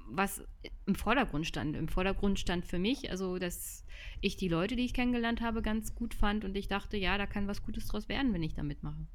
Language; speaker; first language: German; native; German